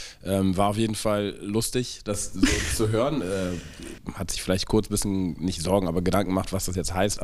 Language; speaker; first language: German; native; German